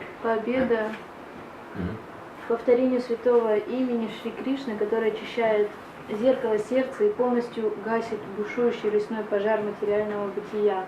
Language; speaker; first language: Russian; native; Russian